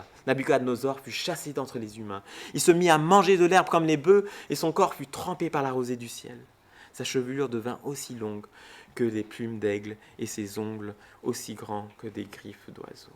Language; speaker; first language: French; native; French